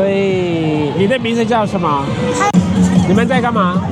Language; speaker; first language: Chinese; non-native, fluent; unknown